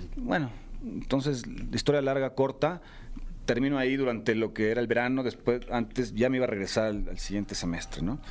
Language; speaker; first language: Spanish; native; Spanish